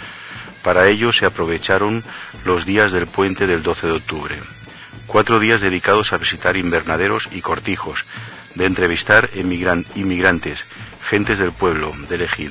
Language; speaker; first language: Spanish; native; Spanish